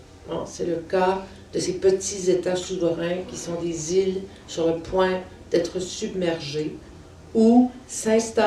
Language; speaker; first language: French; native; French